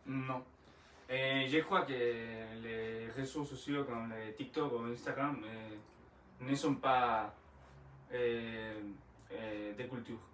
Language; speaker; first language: French; non-native, learner; Spanish